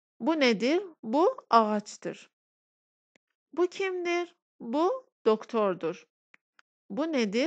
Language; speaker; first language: Turkish; non-native, fluent; Persian